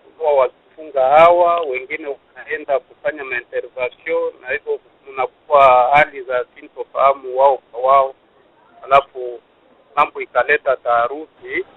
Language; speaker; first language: Swahili; native; Swahili